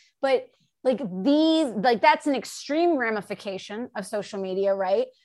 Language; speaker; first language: English; native; English